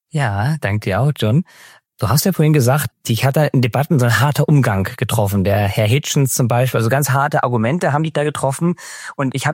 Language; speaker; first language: German; native; German